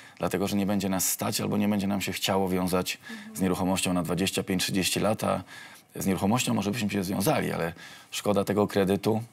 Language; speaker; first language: Polish; native; Polish